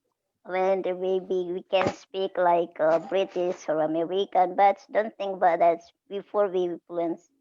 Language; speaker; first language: English; non-native, fluent; Indonesian